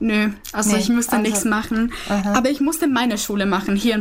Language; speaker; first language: German; non-native, fluent; Czech